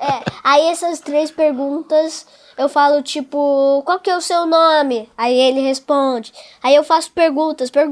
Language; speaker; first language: Portuguese; non-native, local second language; English